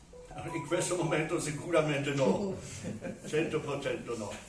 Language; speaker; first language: Italian; non-native, fluent; German